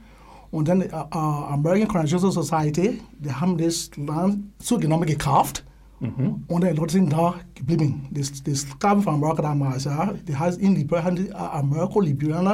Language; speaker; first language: German; non-native, learner; English